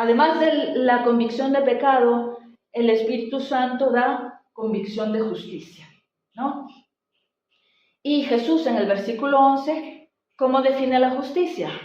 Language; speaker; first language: Spanish; native; Spanish